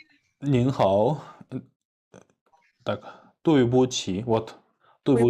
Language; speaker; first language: Chinese; non-native, fluent; Kyrgyz